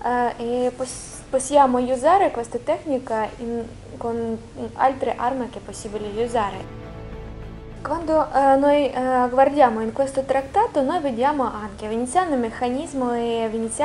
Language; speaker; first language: Italian; non-native, learner; Russian